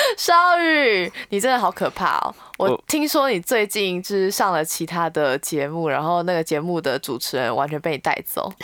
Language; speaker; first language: Chinese; native; Chinese